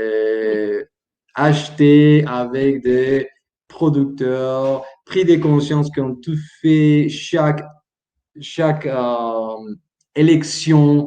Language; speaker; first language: French; non-native, learner; Spanish